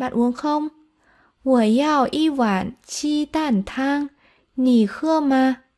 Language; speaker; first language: Chinese; non-native, fluent; Vietnamese